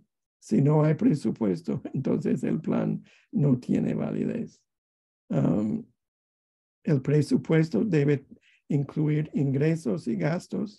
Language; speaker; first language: Spanish; non-native, fluent; English